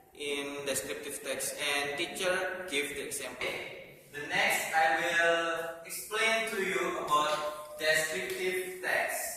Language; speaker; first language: English; non-native, learner; Indonesian